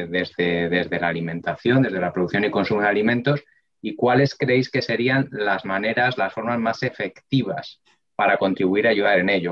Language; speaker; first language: Spanish; native; Spanish